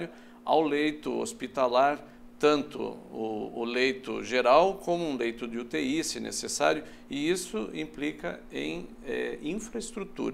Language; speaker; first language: Portuguese; native; Portuguese